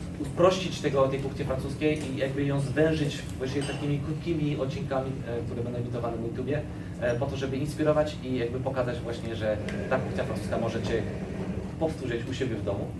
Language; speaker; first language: Polish; non-native, learner; French